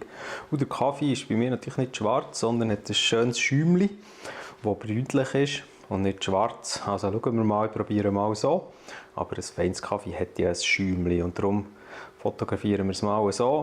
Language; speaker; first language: German; native; German